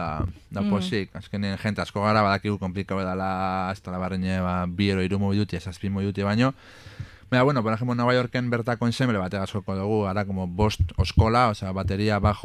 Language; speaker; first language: Basque; native; Basque